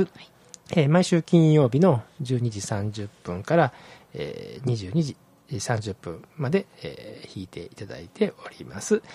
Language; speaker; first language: Japanese; native; Japanese